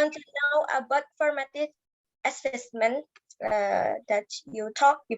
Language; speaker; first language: English; non-native, learner; Indonesian